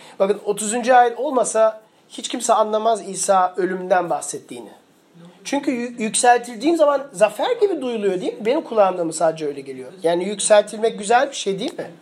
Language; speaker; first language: Turkish; early bilingual, heritage; Turkish